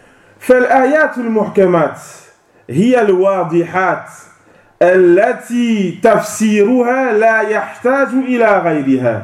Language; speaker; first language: Arabic; non-native, fluent; French